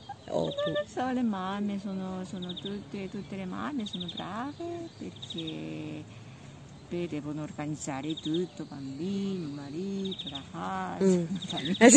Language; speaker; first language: Italian; non-native, learner; Japanese